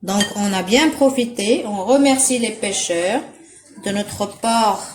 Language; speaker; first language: French; non-native, local second language; Arabic